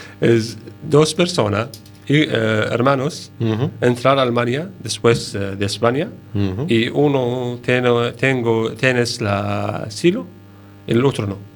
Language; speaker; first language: Spanish; non-native, learner; Arabic